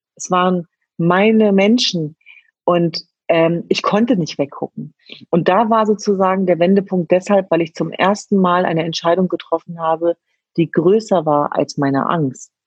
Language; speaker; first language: German; early bilingual, other home language; Kurdish